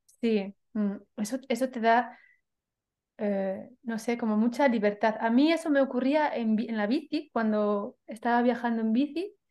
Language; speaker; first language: Spanish; native; Spanish